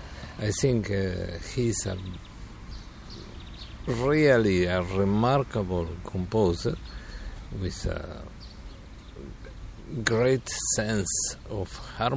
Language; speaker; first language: English; non-native, fluent; Spanish